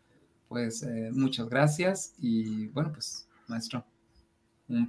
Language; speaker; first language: Spanish; native; Spanish